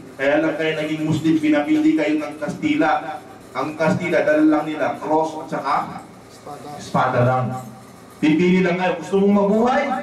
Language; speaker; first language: Filipino; non-native, local second language; Waray